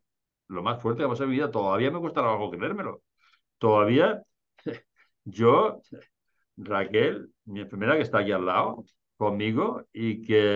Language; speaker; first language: Spanish; native; Spanish